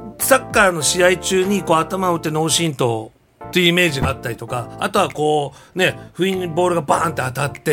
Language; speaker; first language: Japanese; native; Japanese